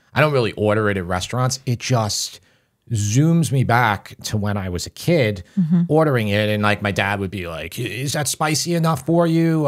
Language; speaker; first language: English; native; English